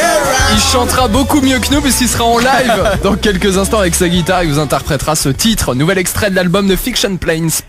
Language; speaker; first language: French; native; French